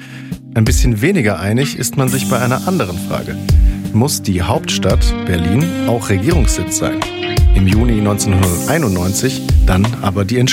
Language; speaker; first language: German; native; German